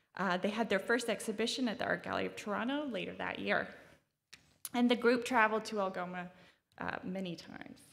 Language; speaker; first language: English; native; English